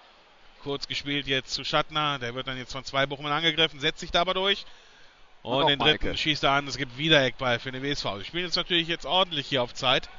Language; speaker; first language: German; native; German